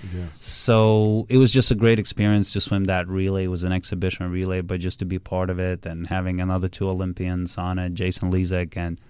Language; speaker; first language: English; early bilingual, other home language; Russian